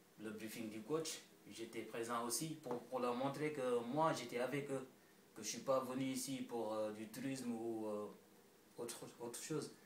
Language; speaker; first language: French; non-native, local second language; Wolof